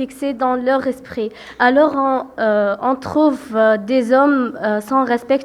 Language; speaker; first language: French; non-native, local second language; Arabic